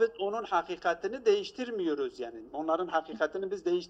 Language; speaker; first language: Turkish; native; Turkish